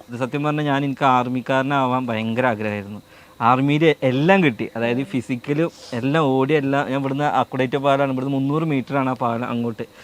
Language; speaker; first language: Malayalam; native; Malayalam